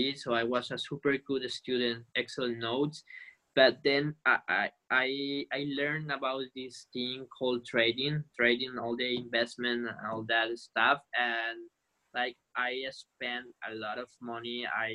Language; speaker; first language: English; non-native, fluent; Spanish